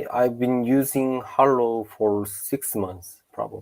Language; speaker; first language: English; non-native, learner; Japanese